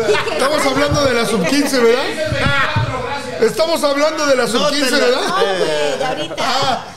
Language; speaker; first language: Spanish; native; Spanish